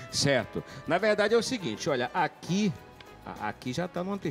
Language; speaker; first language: Portuguese; native; Portuguese